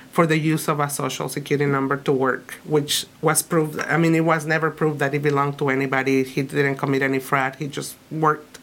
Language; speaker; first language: English; early bilingual, other home language; Spanish